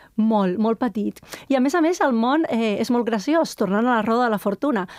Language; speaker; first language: Catalan; non-native, fluent; Spanish